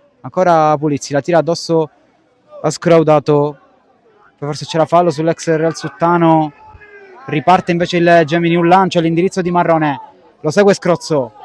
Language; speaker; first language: Italian; native; Italian